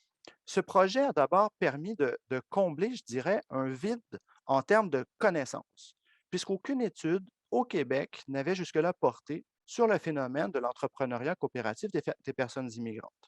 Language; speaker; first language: French; native; French